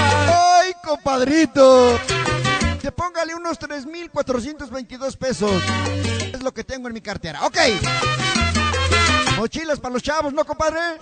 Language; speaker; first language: Spanish; native; Spanish